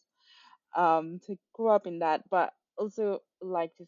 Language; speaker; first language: English; non-native, local second language; Nepali